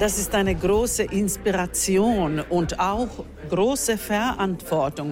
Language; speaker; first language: German; non-native, fluent; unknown